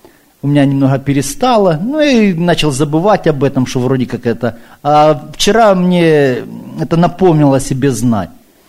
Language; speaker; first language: Russian; early bilingual, heritage; Ukrainian